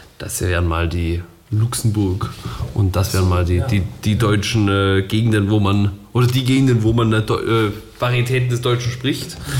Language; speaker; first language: German; native; German